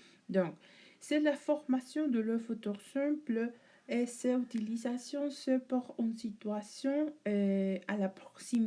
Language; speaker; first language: French; non-native, learner; Spanish